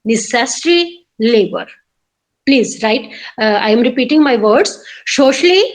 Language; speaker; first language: English; non-native, local second language; Punjabi